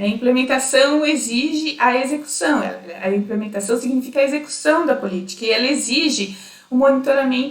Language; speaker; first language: Portuguese; native; Portuguese